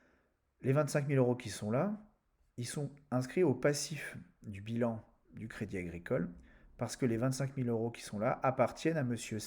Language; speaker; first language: French; native; French